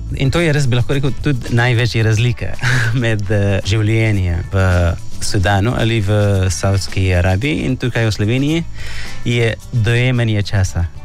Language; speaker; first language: Slovenian; non-native, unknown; Arabic